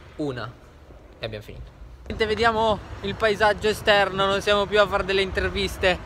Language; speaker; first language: Italian; native; Italian